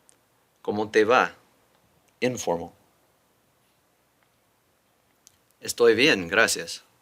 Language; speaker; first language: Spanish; non-native, fluent; English